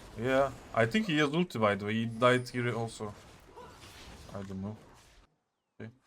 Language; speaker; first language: English; non-native, learner; Turkish